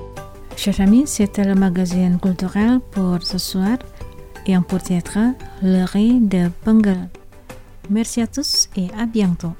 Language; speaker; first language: French; non-native, fluent; Indonesian